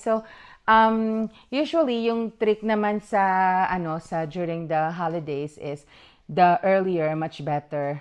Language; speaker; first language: English; non-native, local second language; Filipino